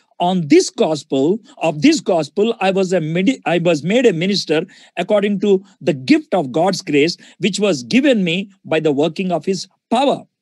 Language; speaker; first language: English; non-native, local second language; Telugu